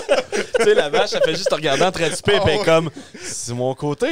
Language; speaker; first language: French; native; French